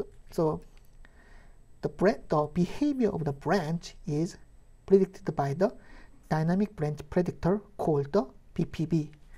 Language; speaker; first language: English; non-native, fluent; Korean